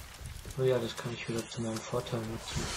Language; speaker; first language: German; native; German